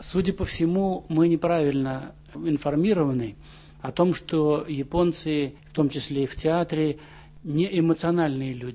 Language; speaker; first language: Russian; native; Russian